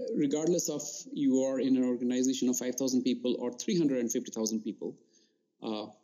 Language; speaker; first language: English; non-native, local second language; Bangla